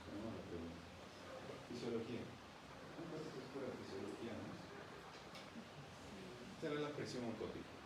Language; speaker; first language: Spanish; native; Spanish